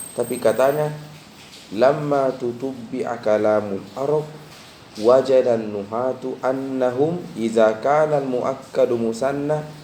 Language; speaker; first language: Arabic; non-native, fluent; Indonesian